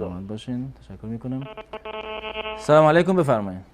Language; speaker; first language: Persian; native; Persian